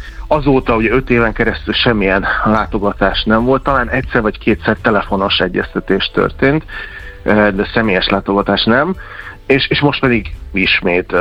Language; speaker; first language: Hungarian; native; Hungarian